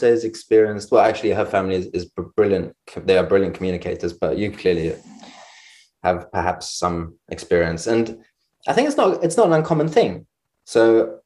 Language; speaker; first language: English; native; English